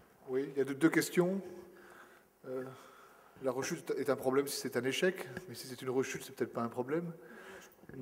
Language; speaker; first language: French; native; French